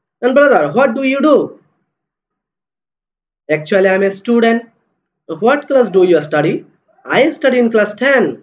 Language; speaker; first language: English; non-native, local second language; Bangla